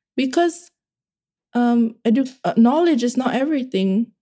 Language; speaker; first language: English; early bilingual, other home language; Indonesian